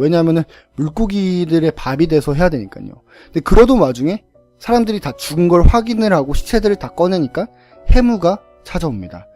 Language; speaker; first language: Korean; native; Korean